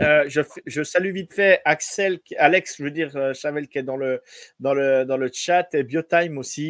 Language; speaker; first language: French; native; French